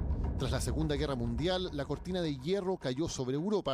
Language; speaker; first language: Spanish; native; Spanish